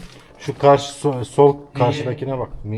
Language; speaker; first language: Turkish; native; Turkish